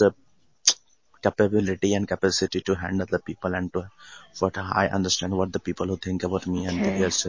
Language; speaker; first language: English; non-native, local second language; Hindi